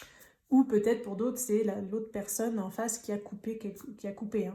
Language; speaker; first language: French; native; French